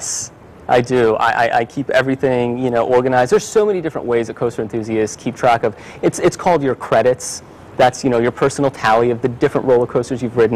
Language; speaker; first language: English; native; English